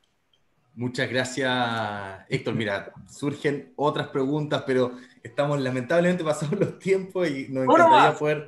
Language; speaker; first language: Spanish; native; Spanish